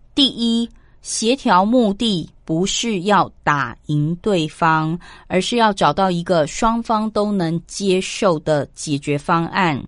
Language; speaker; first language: Chinese; native; Chinese